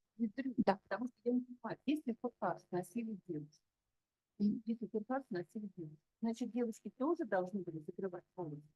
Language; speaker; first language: Russian; native; Russian